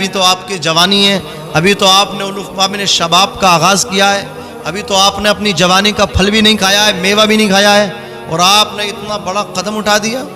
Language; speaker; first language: Urdu; native; Urdu